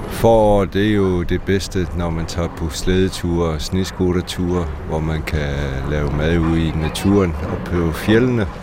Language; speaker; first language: Danish; non-native, local second language; Kalaallisut